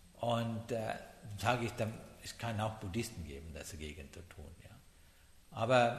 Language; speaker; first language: German; non-native, learner; Sinhala